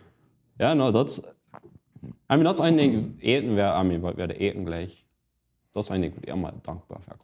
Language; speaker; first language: German; non-native, learner; Plautdietsch